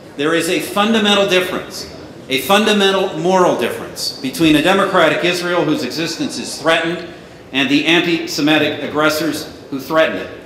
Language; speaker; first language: English; native; English